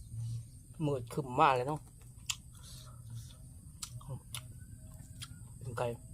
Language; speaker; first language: Thai; non-native, local second language; Northeastern Thai